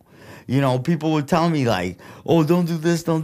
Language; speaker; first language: English; early bilingual, other home language; Russian